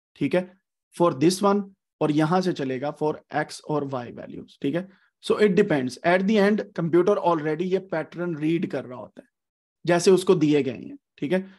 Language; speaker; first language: Urdu; native; Urdu